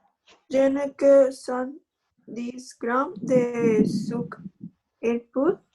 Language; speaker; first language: French; non-native, learner; Spanish